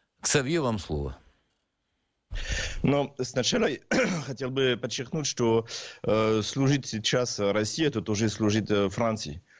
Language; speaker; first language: Russian; non-native, learner; French